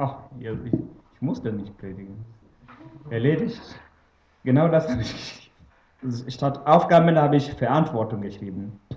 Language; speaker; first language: German; non-native, fluent; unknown